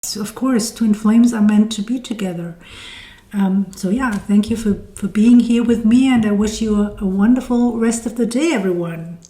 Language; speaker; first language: English; non-native, fluent; German